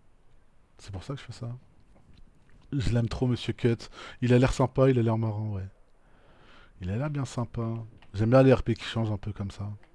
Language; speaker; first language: French; native; French